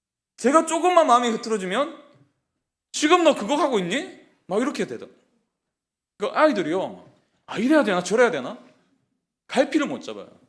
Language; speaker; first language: Korean; native; Korean